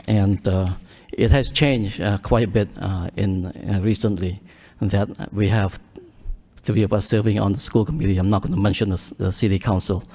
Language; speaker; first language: English; early bilingual, other home language; Khmer